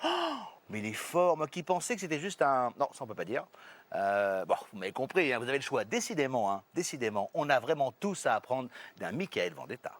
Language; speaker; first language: French; native; French